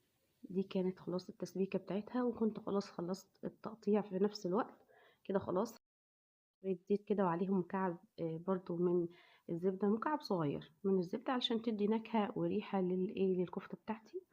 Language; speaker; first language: Arabic; native; Arabic